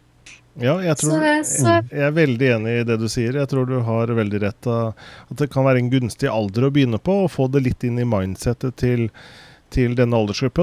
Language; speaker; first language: Norwegian; native; Norwegian